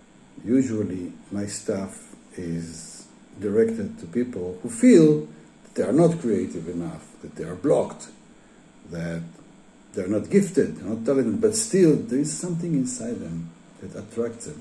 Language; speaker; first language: English; non-native, fluent; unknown